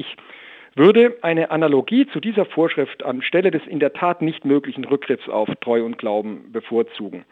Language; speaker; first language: German; native; German